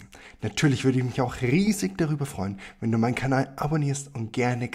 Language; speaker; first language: German; native; German